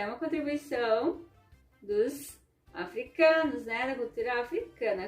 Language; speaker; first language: Portuguese; non-native, local second language; Ukrainian